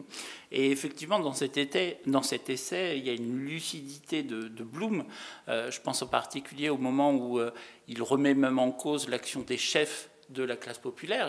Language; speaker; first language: French; native; French